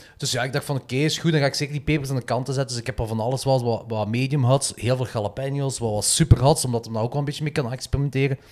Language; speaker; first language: Dutch; native; Dutch